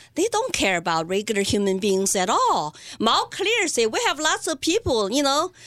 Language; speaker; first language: English; non-native, fluent; Chinese